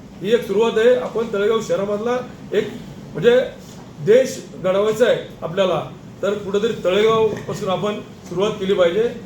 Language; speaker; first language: Marathi; native; Marathi